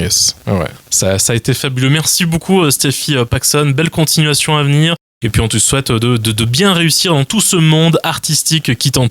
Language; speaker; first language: French; native; French